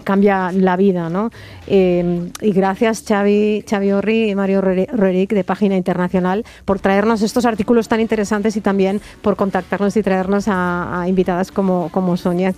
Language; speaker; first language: Spanish; native; Spanish